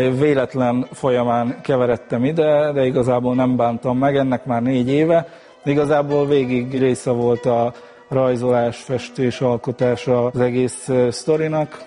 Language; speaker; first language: Hungarian; native; Hungarian